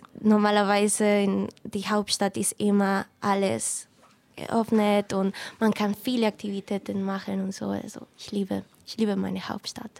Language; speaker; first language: German; non-native, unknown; Spanish